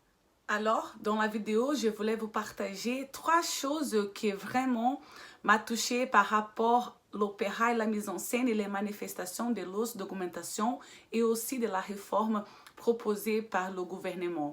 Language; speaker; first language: French; non-native, fluent; Portuguese